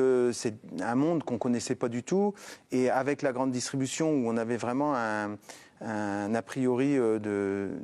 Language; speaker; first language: French; native; French